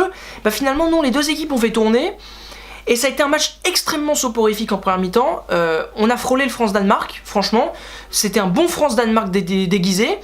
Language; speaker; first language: French; native; French